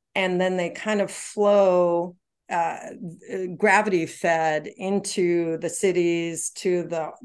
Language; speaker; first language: English; native; English